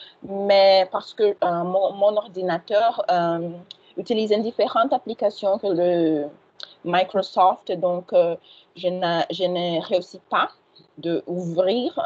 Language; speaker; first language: French; non-native, fluent; Portuguese